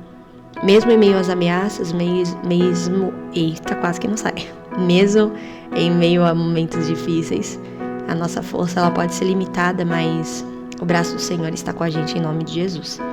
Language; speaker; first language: Portuguese; native; Portuguese